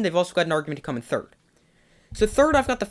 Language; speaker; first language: English; native; English